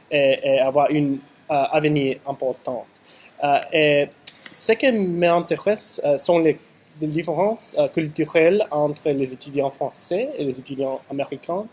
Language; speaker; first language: French; non-native, learner; English